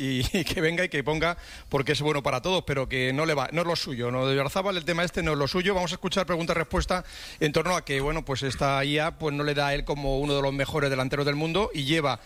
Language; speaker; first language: Spanish; native; Spanish